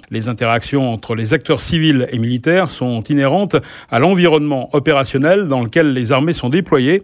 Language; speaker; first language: French; native; French